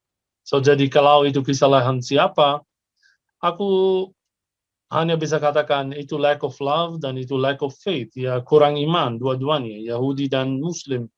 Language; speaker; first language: Indonesian; non-native, fluent; Arabic